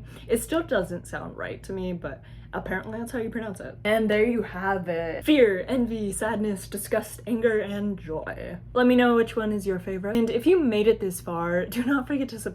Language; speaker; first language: English; native; English